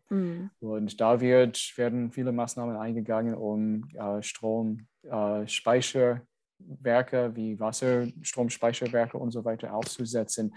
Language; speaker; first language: German; non-native, fluent; English